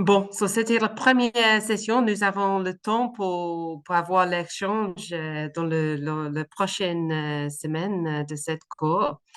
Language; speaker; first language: French; non-native, learner; English